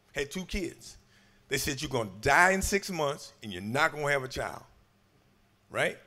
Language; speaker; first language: English; native; English